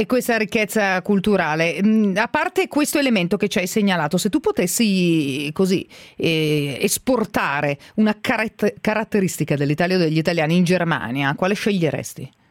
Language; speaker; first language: Italian; native; Italian